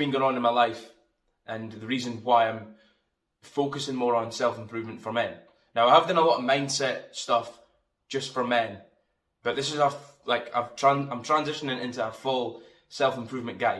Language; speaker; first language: English; native; English